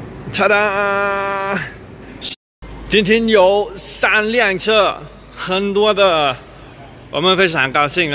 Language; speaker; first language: Chinese; non-native, learner; Thai